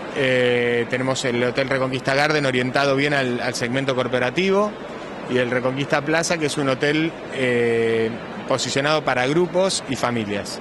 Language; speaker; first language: Spanish; native; Spanish